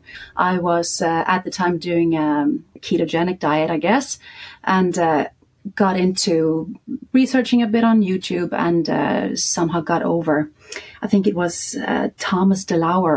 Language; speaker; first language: English; non-native, fluent; Icelandic